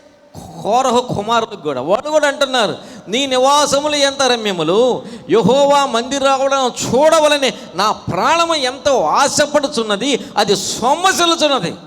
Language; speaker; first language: Telugu; native; Telugu